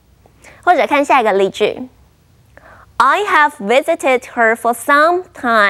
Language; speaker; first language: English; non-native, fluent; Chinese